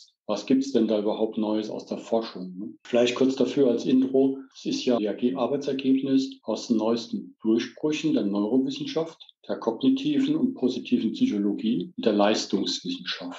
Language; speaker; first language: German; native; German